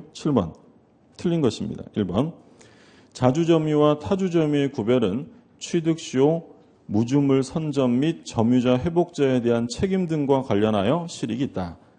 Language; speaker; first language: Korean; native; Korean